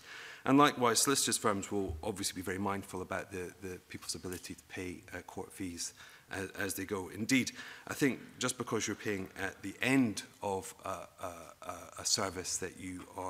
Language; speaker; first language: English; native; English